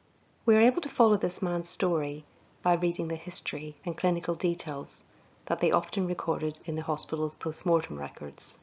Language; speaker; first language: English; native; English